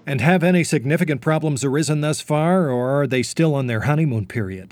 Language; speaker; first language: English; native; English